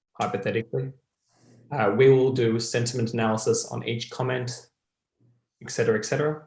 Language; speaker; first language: English; native; English